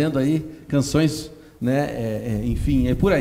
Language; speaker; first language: Portuguese; native; Portuguese